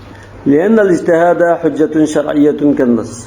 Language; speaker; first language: Arabic; non-native, fluent; Uzbek